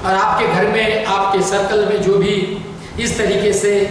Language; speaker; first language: Hindi; non-native, local second language; Marathi